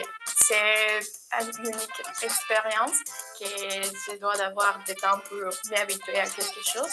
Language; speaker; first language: French; non-native, learner; Spanish